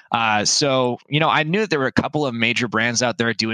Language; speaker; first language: English; native; English